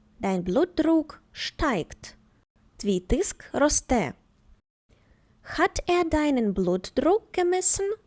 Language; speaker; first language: German; non-native, fluent; Ukrainian